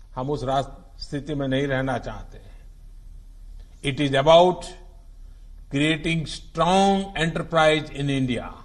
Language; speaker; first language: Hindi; non-native, local second language; Gujarati